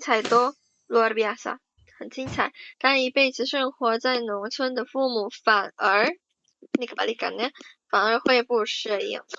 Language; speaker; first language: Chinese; non-native, fluent; Indonesian